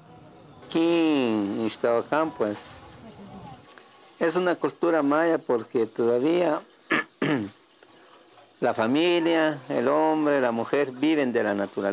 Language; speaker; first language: Spanish; non-native, local second language; Kʼicheʼ